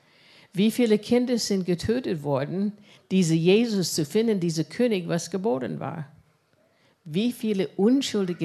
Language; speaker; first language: German; non-native, fluent; English